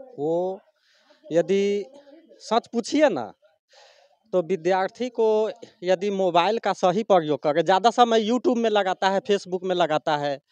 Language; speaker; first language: Hindi; native; Hindi